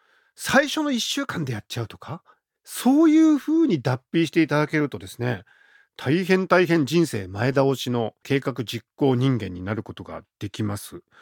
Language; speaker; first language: Japanese; native; Japanese